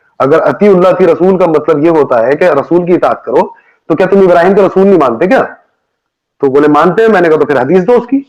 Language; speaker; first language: Hindi; native; Hindi